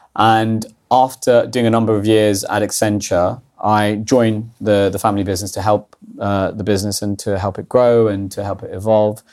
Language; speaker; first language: English; early bilingual, other home language; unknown